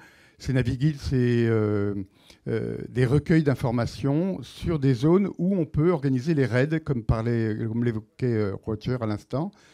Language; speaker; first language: French; native; French